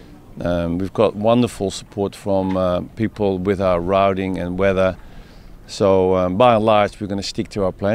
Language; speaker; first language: English; native; English